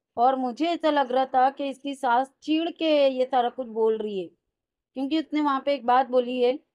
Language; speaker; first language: Hindi; native; Hindi